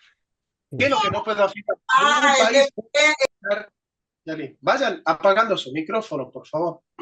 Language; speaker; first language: Spanish; native; Spanish